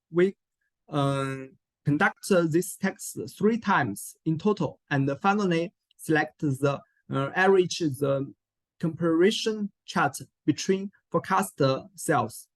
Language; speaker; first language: English; non-native, learner; Chinese